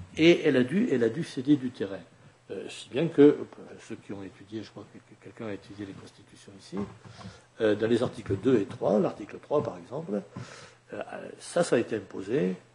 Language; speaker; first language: French; native; French